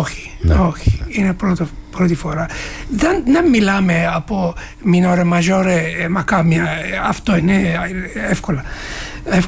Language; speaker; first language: Greek; non-native, learner; Turkish